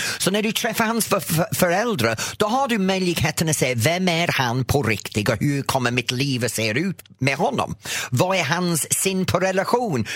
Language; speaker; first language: Swedish; non-native, fluent; English